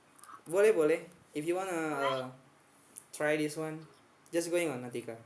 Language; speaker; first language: English; non-native, fluent; Indonesian